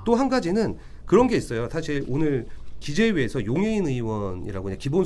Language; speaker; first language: Korean; native; Korean